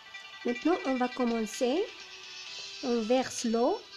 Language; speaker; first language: French; non-native, local second language; Arabic